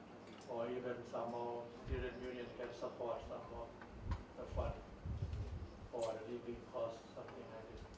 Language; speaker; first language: English; non-native, learner; Thai